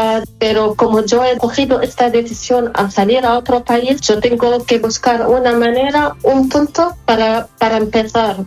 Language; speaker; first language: Spanish; non-native, fluent; Arabic